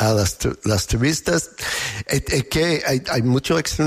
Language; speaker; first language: Spanish; non-native, learner; English